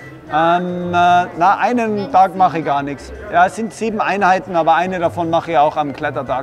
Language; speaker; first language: German; native; German